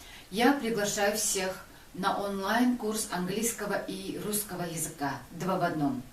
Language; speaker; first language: Russian; non-native, local second language; Kyrgyz